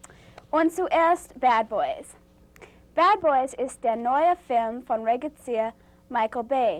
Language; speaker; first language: German; non-native, learner; English